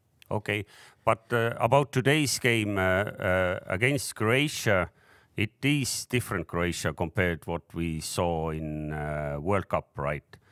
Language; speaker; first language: English; non-native, fluent; Estonian